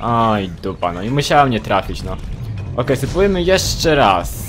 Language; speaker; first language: Polish; native; Polish